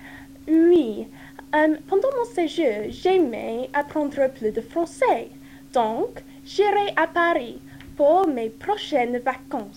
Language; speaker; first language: French; non-native, learner; English